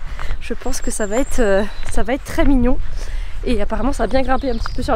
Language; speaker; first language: French; native; French